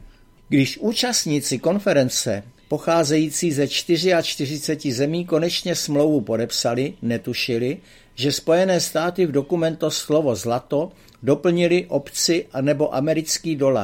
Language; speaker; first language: Czech; native; Czech